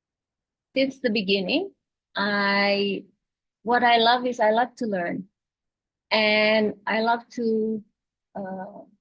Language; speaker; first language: English; non-native, fluent; Indonesian